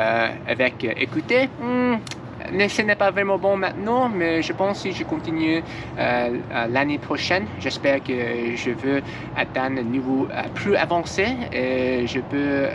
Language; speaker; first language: French; non-native, learner; English